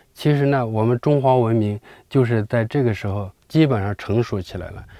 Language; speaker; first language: Chinese; native; Chinese